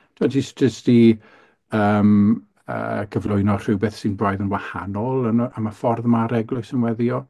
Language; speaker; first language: Welsh; native; Welsh